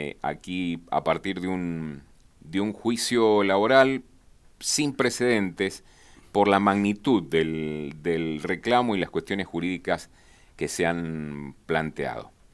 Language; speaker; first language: Spanish; native; Spanish